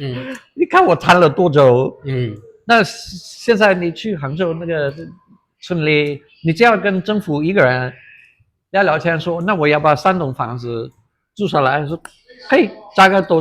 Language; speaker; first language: Chinese; non-native, fluent; English